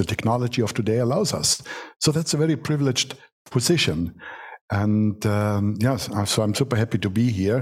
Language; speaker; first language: English; non-native, fluent; German